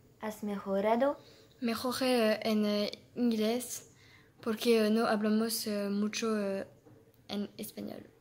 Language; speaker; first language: Spanish; non-native, learner; French